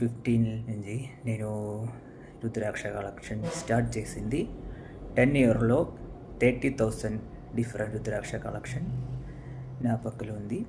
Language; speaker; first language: Telugu; non-native, learner; Malayalam